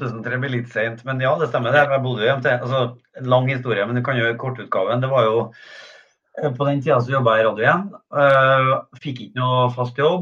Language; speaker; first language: Norwegian; native; Norwegian